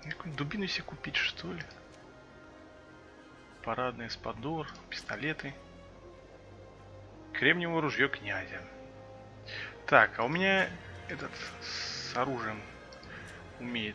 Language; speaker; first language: Russian; native; Russian